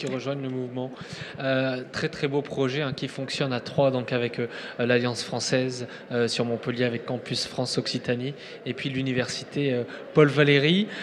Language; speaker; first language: French; native; French